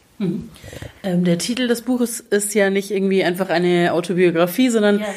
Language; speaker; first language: German; native; German